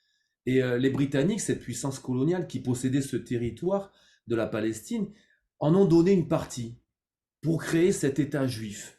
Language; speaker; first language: French; native; French